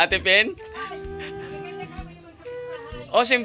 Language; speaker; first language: Filipino; native; Filipino